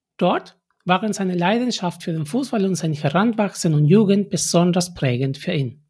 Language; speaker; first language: German; non-native, fluent; Spanish